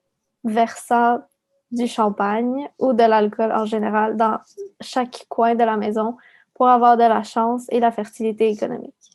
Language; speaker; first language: French; early bilingual, other home language; Spanish